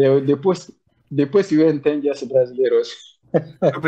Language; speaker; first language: Portuguese; non-native, learner; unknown